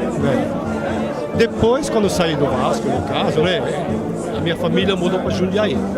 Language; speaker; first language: Portuguese; non-native, fluent; Italian